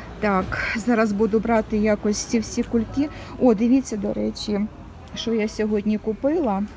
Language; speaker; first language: Ukrainian; non-native, local second language; Russian